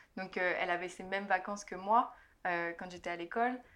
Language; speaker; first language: French; native; French